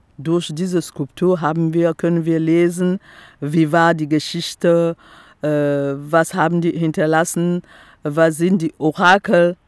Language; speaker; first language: German; non-native, fluent; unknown